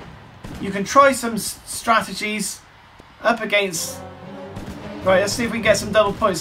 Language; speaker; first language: English; native; English